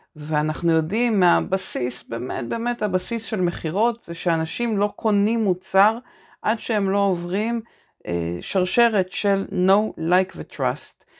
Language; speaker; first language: Hebrew; native; Hebrew